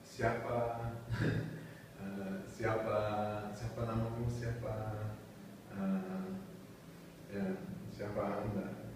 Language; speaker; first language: Indonesian; non-native, learner; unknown